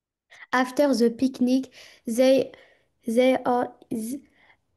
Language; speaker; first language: English; non-native, learner; French